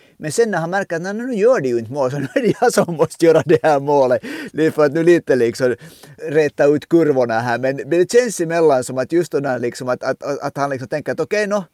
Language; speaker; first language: Swedish; native; Swedish